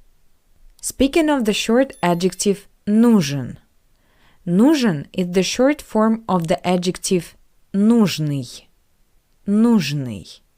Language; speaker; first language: English; non-native, fluent; Russian